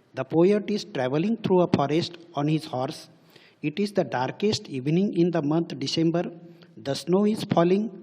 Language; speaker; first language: English; non-native, local second language; Marathi